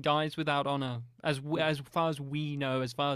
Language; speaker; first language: English; native; English